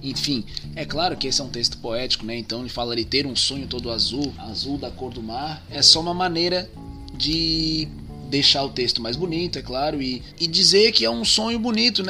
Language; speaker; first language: Portuguese; native; Portuguese